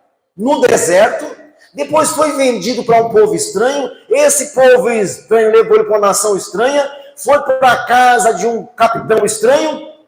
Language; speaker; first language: Portuguese; native; Portuguese